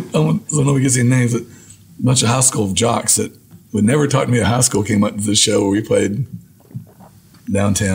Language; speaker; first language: English; native; English